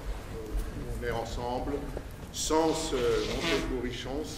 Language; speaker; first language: French; native; French